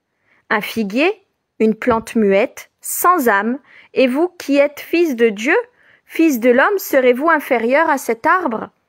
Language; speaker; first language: French; native; French